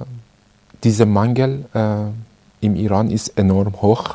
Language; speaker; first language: German; non-native, fluent; Persian